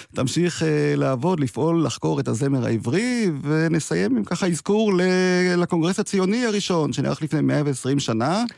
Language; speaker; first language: Hebrew; native; Hebrew